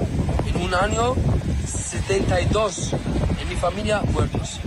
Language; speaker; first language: Spanish; non-native, learner; Arabic